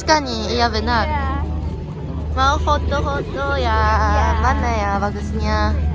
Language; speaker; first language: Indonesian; non-native, learner; Japanese